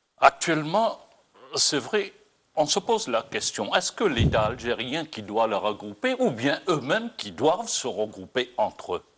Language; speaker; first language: French; non-native, local second language; Morisyen